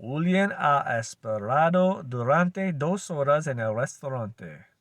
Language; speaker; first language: Spanish; non-native, learner; English